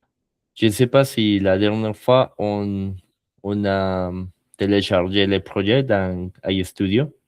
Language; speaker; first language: French; non-native, learner; Spanish